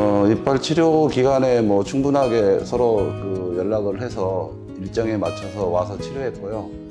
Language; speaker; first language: Korean; native; Korean